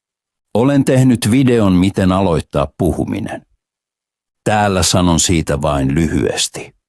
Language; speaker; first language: Finnish; non-native, fluent; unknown